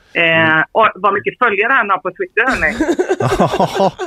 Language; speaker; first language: Swedish; native; Swedish